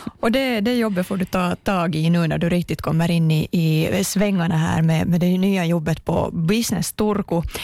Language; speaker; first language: Swedish; native; Swedish